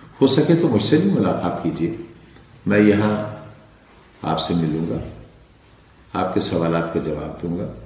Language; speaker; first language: Urdu; native; Urdu